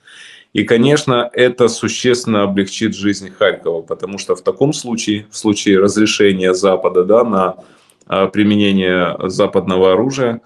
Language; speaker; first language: Russian; native; Russian